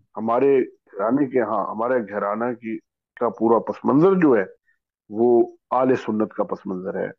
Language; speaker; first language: Urdu; native; Urdu